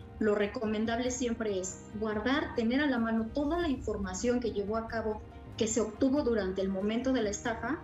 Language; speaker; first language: Spanish; native; Spanish